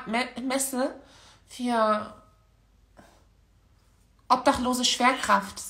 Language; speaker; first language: German; native; German